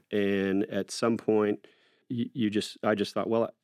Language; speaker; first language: English; native; English